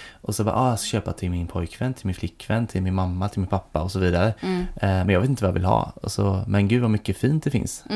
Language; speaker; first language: Swedish; native; Swedish